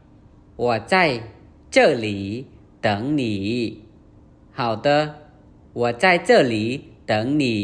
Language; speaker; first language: Chinese; non-native, learner; Khmer